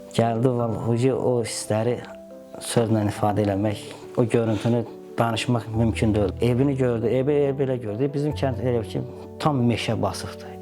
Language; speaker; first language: Azerbaijani; native; Azerbaijani